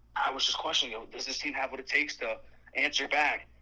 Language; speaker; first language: English; native; English